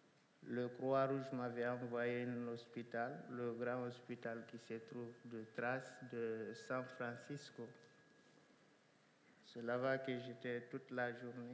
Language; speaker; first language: French; non-native, local second language; Fula